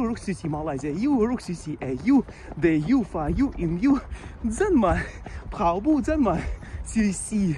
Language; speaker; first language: Chinese; non-native, learner; Russian